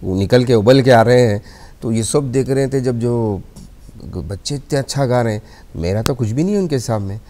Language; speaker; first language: Hindi; native; Hindi